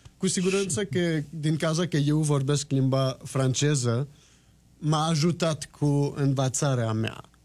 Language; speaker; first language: Romanian; non-native, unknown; French